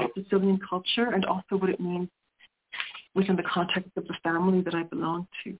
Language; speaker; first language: English; early bilingual, other home language; Sicilian